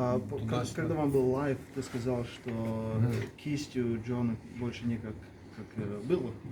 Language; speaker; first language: Russian; non-native, learner; Georgian